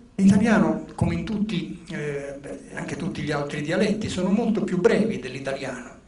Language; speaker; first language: Italian; non-native, local second language; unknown